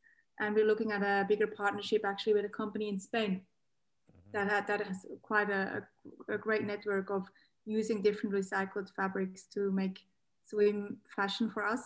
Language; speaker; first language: English; native; English